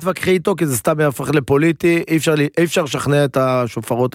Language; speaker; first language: Hebrew; native; Hebrew